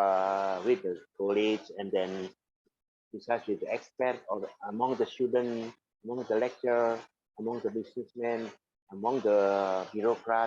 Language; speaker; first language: English; non-native, fluent; Indonesian